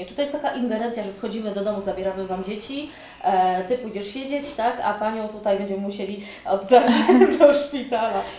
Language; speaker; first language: Polish; native; Polish